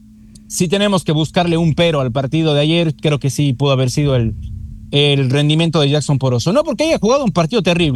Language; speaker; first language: Spanish; native; Spanish